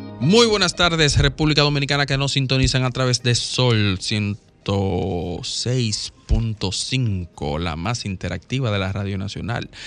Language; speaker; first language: Spanish; native; Spanish